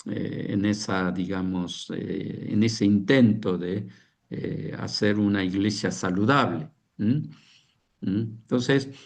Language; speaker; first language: Spanish; non-native, fluent; Korean